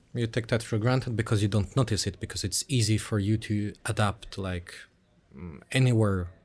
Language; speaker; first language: English; early bilingual, other home language; Russian